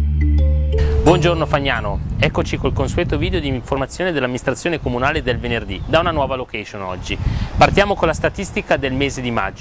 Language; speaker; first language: Italian; native; Italian